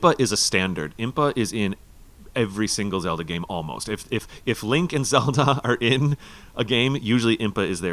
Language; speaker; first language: English; native; English